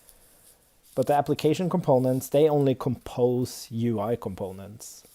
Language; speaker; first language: English; non-native, fluent; Swedish